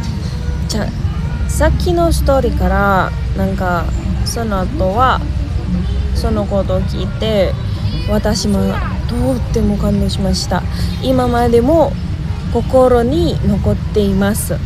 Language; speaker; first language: Japanese; non-native, learner; Indonesian